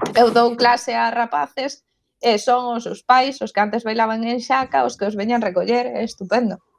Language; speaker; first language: Galician; non-native, local second language; Spanish